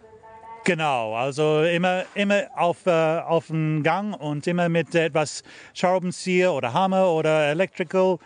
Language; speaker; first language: German; early bilingual, heritage; German